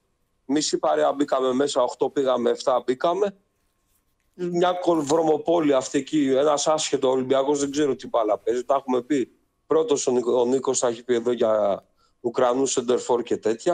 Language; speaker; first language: Greek; native; Greek